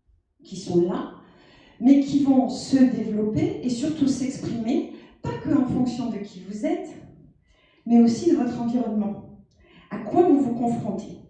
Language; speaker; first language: French; native; French